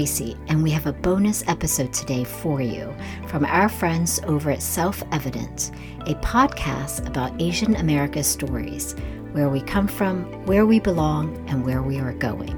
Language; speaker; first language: English; early bilingual, other home language; Vietnamese